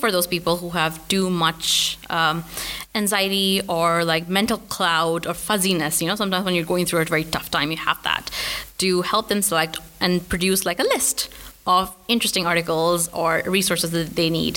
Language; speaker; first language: English; non-native, local second language; Urdu